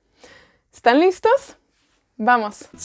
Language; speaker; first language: Spanish; non-native, fluent; Welsh